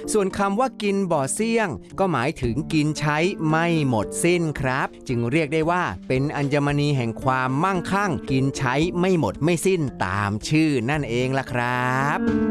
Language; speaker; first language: Thai; native; Thai